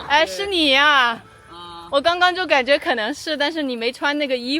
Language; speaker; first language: Chinese; non-native, fluent; English